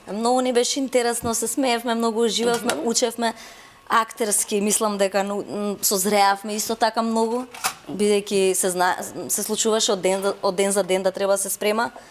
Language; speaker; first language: Macedonian; native; Macedonian